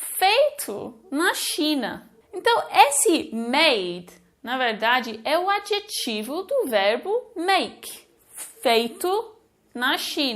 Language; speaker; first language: Portuguese; non-native, fluent; English